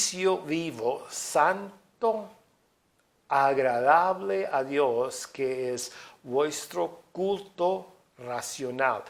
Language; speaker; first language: Spanish; non-native, fluent; English